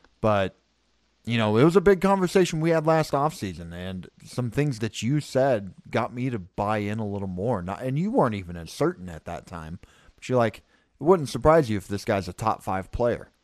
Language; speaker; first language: English; native; English